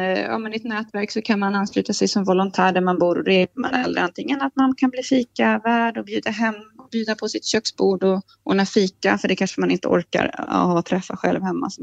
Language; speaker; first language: Swedish; native; Swedish